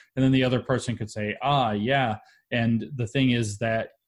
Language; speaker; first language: English; native; English